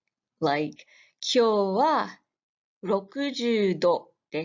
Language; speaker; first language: Japanese; non-native, fluent; English